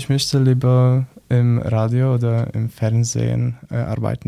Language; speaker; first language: German; non-native, learner; Polish